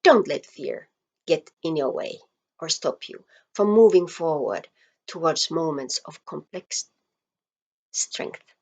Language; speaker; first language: English; non-native, fluent; Finnish